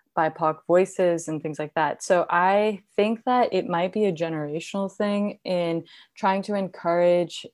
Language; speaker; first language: English; non-native, local second language; Hindi